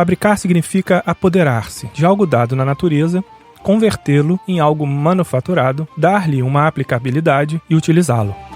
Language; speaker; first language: Portuguese; native; Portuguese